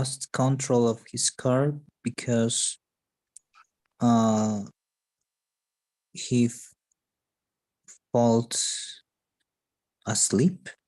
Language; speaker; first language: English; non-native, learner; Spanish